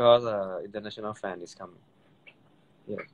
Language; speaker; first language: English; non-native, learner; Thai